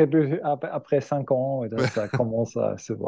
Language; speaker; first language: French; non-native, fluent; German